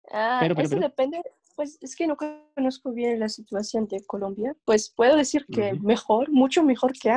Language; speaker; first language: Spanish; non-native, learner; English